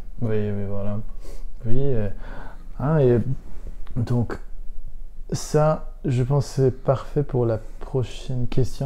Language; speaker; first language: French; non-native, learner; Spanish